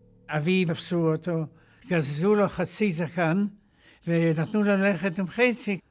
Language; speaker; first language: Hebrew; non-native, fluent; Yiddish